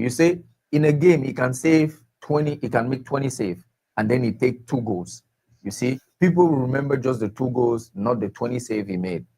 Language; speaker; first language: English; non-native, local second language; French